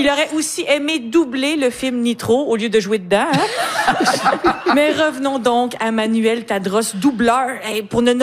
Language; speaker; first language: French; native; French